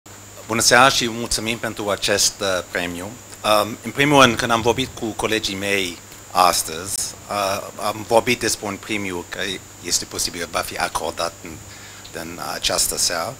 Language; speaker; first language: Romanian; non-native, learner; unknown